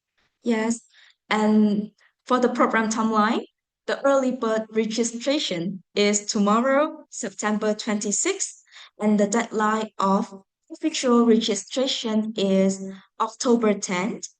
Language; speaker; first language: English; non-native, fluent; Vietnamese